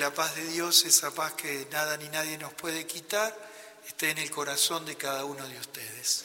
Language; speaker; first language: Spanish; native; Spanish